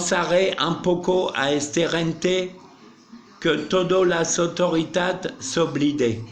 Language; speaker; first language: Spanish; non-native, learner; French